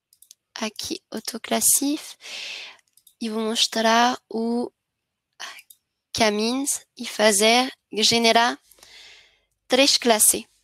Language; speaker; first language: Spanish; non-native, learner; French